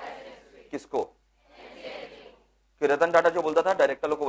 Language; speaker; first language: Hindi; non-native, local second language; Bangla